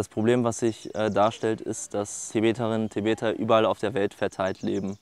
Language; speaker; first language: German; early bilingual, other home language; Tibetan